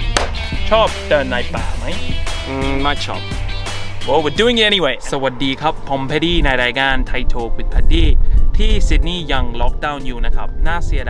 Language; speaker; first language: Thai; non-native, fluent; English